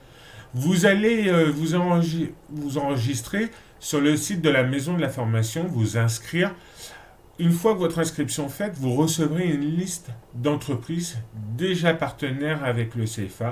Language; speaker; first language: French; native; French